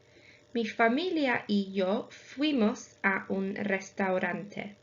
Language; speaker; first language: Spanish; non-native, fluent; English